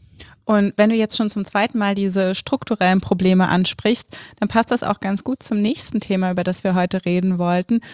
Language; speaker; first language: German; native; German